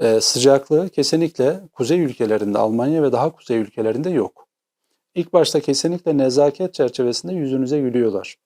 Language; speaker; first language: Turkish; native; Turkish